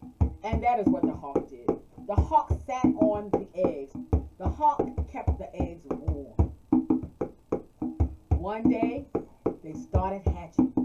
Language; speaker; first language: English; native; English